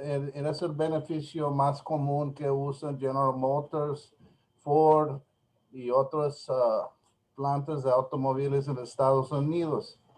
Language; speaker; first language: Spanish; non-native, learner; English